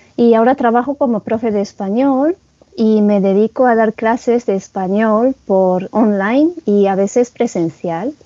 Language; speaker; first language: Spanish; early bilingual, heritage; Japanese